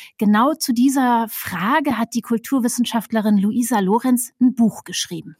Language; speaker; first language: German; native; German